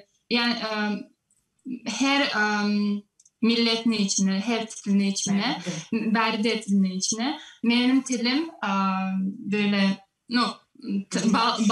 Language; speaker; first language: Turkish; non-native, learner; Russian